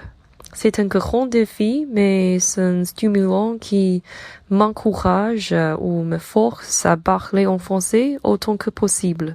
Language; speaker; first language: French; non-native, learner; Chinese